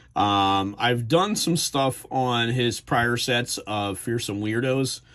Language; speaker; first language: English; native; English